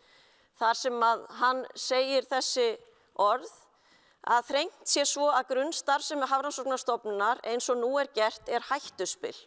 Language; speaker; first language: Icelandic; native; Icelandic